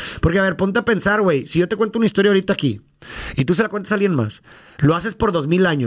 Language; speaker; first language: Spanish; native; Spanish